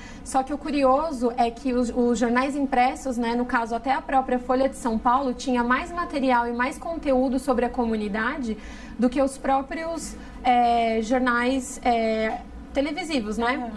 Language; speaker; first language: Portuguese; native; Portuguese